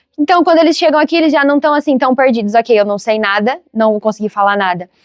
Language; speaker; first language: Portuguese; native; Portuguese